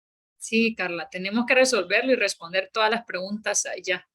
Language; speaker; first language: Spanish; native; Spanish